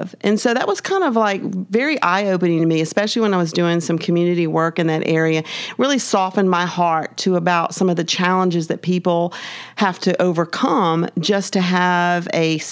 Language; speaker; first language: English; native; English